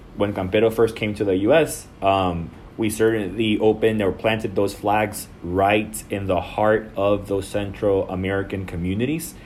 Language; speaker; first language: English; non-native, fluent; Spanish